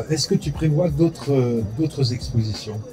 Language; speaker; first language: French; native; French